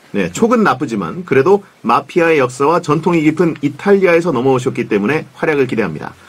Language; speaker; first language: Korean; native; Korean